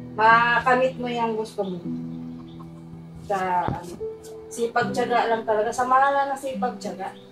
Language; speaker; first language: Filipino; native; Filipino